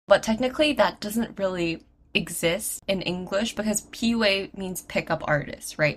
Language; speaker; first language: English; early bilingual, other home language; Chinese